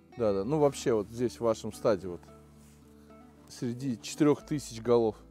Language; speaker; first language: Russian; native; Russian